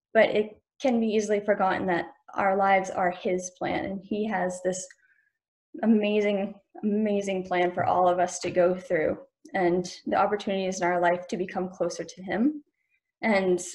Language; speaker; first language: English; native; English